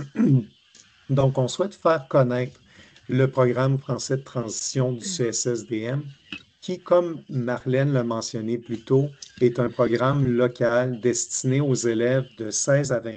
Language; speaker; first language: French; native; French